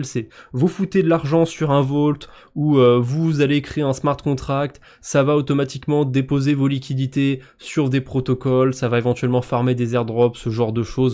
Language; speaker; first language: French; native; French